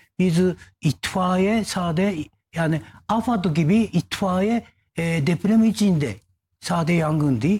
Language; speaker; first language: Turkish; non-native, learner; Japanese